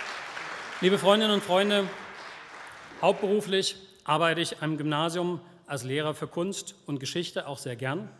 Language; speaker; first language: German; native; German